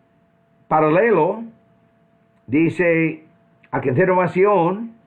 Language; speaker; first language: Spanish; non-native, fluent; English